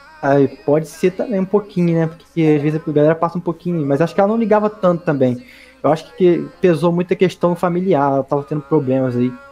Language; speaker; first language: Portuguese; native; Portuguese